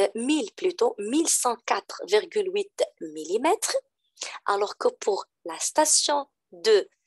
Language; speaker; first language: French; non-native, local second language; Arabic